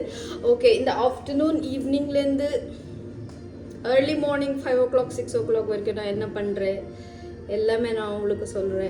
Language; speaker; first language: Tamil; early bilingual, heritage; Tamil